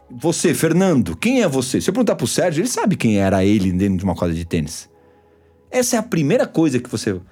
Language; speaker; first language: Portuguese; early bilingual, other home language; Spanish